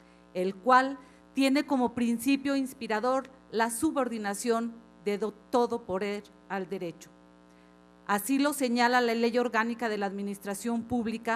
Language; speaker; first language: Spanish; native; Spanish